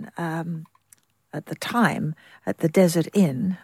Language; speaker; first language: English; native; English